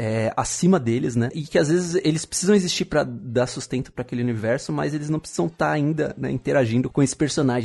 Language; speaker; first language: Portuguese; native; Portuguese